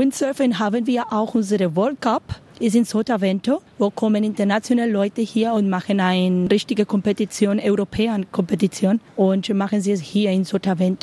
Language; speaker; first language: German; non-native, learner; Spanish